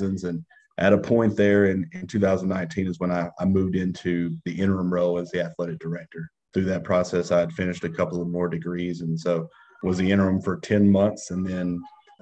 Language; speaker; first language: English; native; English